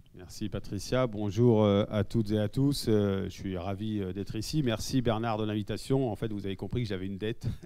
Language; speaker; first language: French; native; French